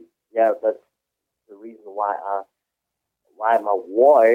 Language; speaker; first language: English; non-native, fluent; Swiss German